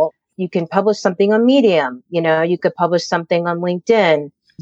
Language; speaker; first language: English; native; English